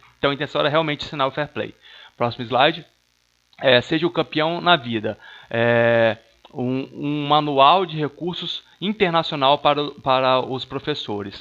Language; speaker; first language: Portuguese; native; Portuguese